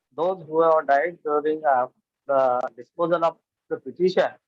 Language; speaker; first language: English; non-native, local second language; Marathi